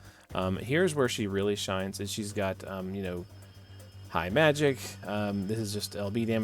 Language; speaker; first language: English; native; English